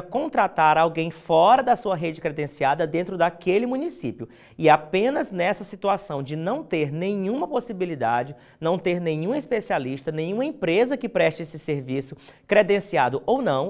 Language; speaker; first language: Portuguese; native; Portuguese